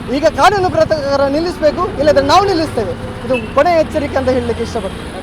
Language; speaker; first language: Kannada; non-native, local second language; Tulu